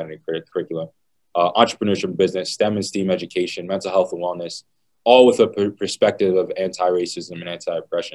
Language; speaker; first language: English; native; English